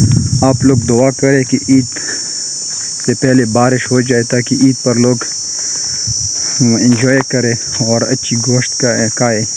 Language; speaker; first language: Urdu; non-native, local second language; Pashto